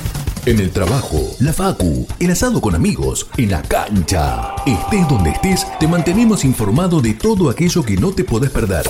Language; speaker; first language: Spanish; native; Spanish